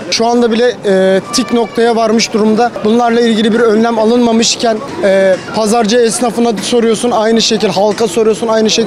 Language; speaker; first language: Turkish; native; Turkish